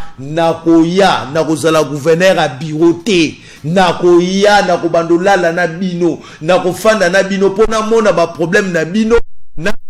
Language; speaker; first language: Lingala; non-native, local second language; Kongo